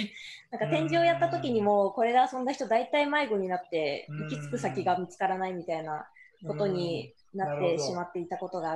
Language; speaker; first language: Japanese; native; Japanese